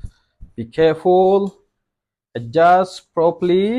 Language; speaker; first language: English; non-native, learner; Rohingya